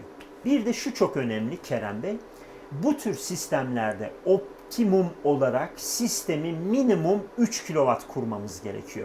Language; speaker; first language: Turkish; native; Turkish